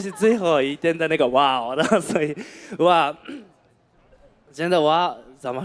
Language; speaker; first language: Chinese; non-native, learner; Japanese